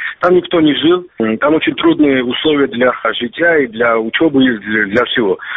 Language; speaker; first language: Russian; non-native, local second language; Georgian